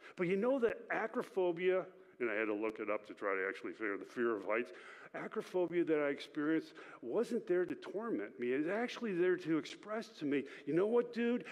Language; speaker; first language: English; native; English